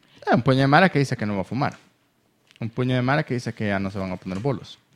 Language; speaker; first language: Spanish; native; Spanish